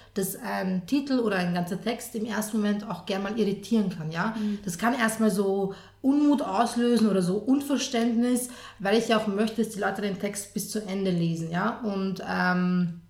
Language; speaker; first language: German; early bilingual, other home language; Serbian